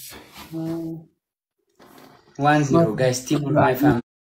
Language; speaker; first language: English; non-native, learner; Amharic